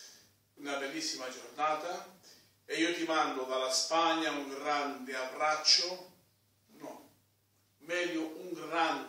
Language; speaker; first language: Italian; non-native, fluent; Spanish